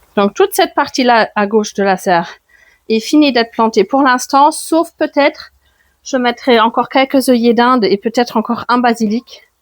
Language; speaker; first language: French; non-native, fluent; German